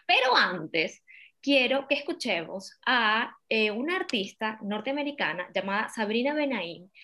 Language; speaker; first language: Spanish; native; Spanish